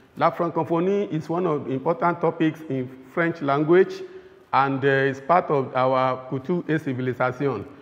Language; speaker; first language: English; non-native, local second language; Yoruba